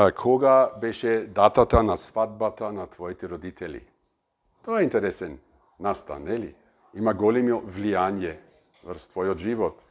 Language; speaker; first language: Macedonian; non-native, fluent; German